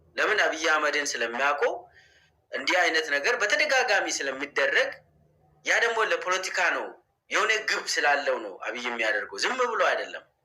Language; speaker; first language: Amharic; non-native, local second language; Oromo